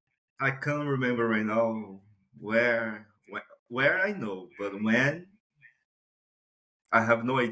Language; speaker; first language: English; non-native, fluent; Portuguese